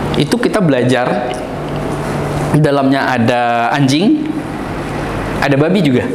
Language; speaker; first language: Indonesian; native; Indonesian